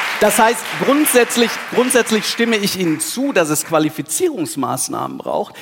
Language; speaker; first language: German; native; German